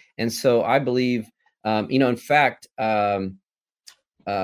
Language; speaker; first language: English; native; English